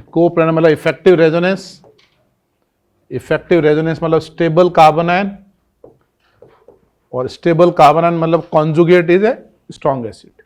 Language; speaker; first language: Hindi; native; Hindi